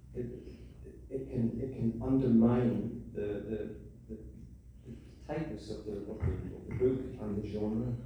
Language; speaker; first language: English; native; English